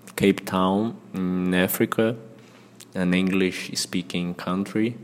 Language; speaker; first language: English; non-native, fluent; Portuguese